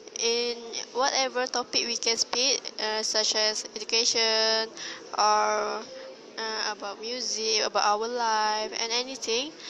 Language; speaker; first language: English; non-native, learner; Malay